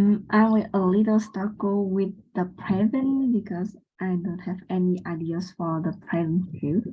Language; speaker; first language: English; non-native, learner; Vietnamese